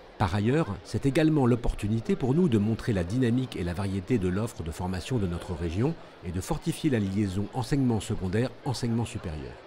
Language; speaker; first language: French; native; French